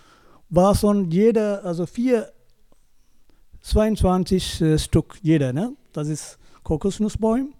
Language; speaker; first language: German; non-native, learner; Tamil